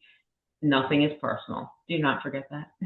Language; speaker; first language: English; native; English